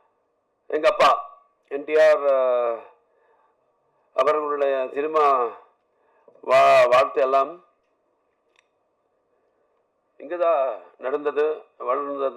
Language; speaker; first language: Tamil; non-native, learner; Telugu